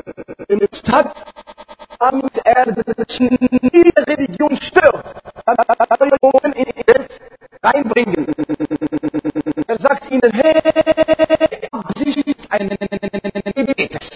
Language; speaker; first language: German; non-native, learner; Arabic